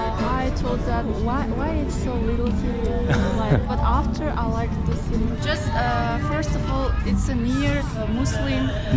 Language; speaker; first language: English; non-native, learner; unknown